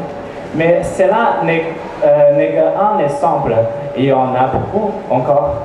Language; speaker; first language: French; non-native, learner; Chinese